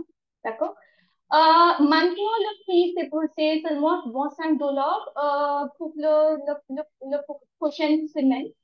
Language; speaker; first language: French; non-native, learner; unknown